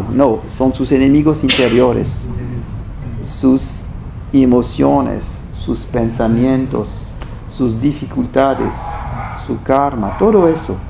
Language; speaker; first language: Spanish; non-native, fluent; French